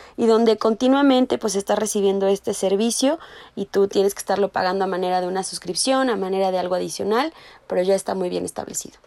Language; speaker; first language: Spanish; native; Spanish